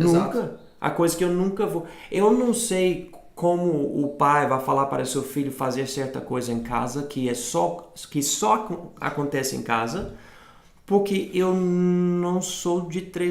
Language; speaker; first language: Portuguese; non-native, fluent; English